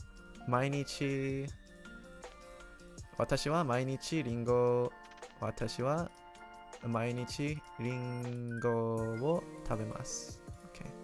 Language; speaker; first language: Japanese; non-native, learner; English